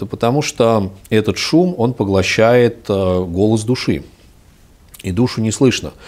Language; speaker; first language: Russian; native; Russian